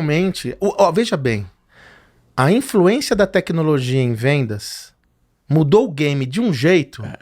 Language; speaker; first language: Portuguese; native; Portuguese